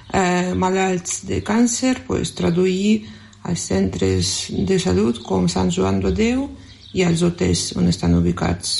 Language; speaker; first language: Catalan; non-native, fluent; Russian